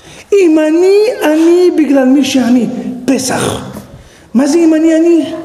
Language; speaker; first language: English; non-native, fluent; Hebrew